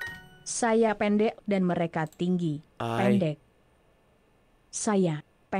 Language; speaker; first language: Indonesian; non-native, learner; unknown